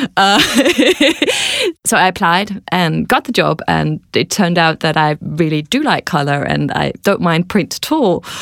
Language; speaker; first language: English; non-native, fluent; Danish